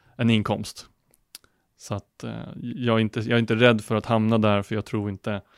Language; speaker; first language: Swedish; native; Swedish